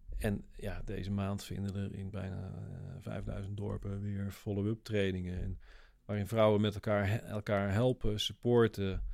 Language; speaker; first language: Dutch; native; Dutch